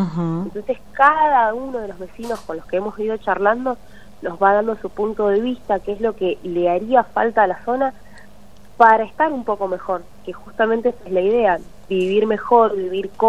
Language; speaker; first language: Spanish; native; Spanish